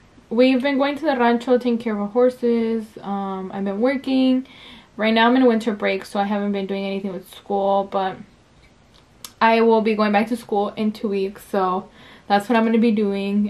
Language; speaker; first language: English; early bilingual, other home language; Spanish